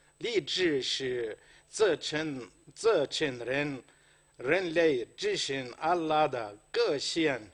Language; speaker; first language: Chinese; non-native, fluent; Arabic